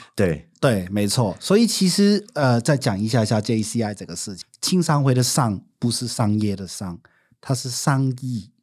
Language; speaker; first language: Chinese; non-native, fluent; Cantonese